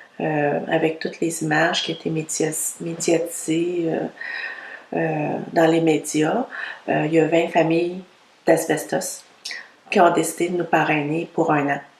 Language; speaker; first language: French; early bilingual, other home language; Vietnamese